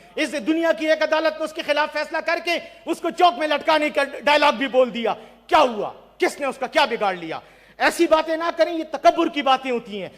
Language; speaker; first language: Urdu; non-native, local second language; Pashto